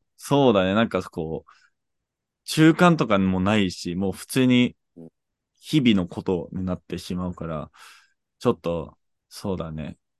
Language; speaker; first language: Japanese; non-native, fluent; English